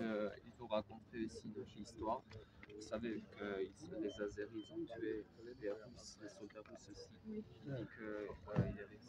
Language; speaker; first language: French; non-native, learner; Armenian